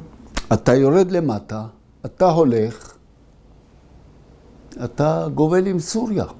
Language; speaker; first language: Hebrew; early bilingual, other home language; Arabic